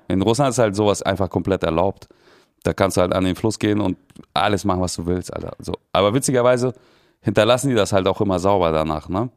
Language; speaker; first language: German; early bilingual, other home language; Russian